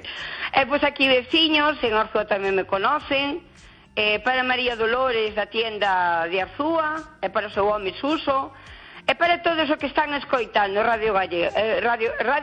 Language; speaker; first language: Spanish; non-native, local second language; Galician